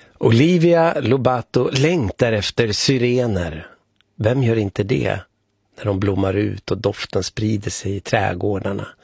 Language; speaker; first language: Swedish; native; Swedish